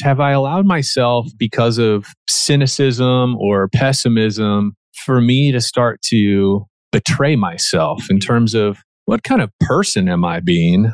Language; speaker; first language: English; native; English